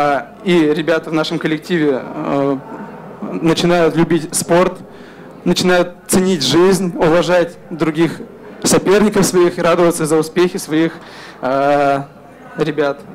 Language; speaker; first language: Russian; native; Russian